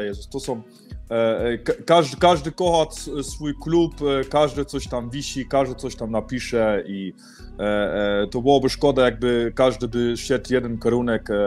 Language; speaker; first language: Polish; early bilingual, heritage; Polish